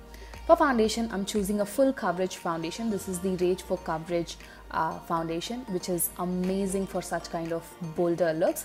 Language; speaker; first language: English; non-native, local second language; Tamil